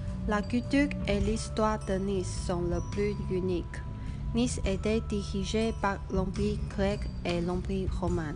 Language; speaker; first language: French; non-native, learner; Chinese